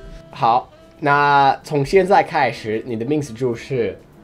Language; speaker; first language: Chinese; non-native, fluent; English